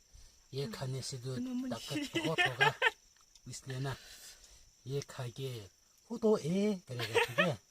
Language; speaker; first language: Hindi; non-native, local second language; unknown